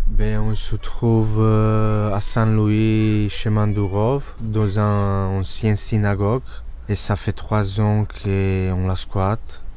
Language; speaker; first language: French; non-native, local second language; Mandingo